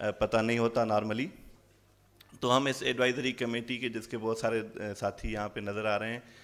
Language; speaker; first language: Urdu; non-native, local second language; Sindhi